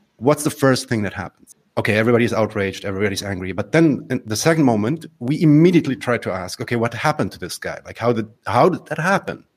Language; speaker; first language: English; non-native, fluent; Polish